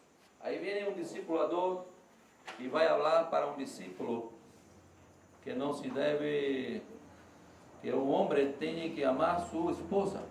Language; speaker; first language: Spanish; non-native, learner; Portuguese